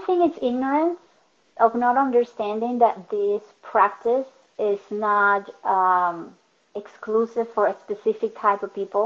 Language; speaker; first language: English; non-native, fluent; Spanish